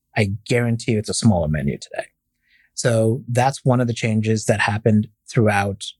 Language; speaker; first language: English; non-native, fluent; Arabic